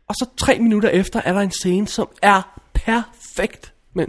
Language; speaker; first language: Danish; native; Danish